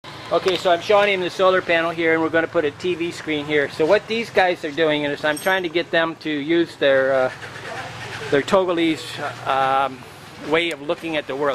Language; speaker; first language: English; native; English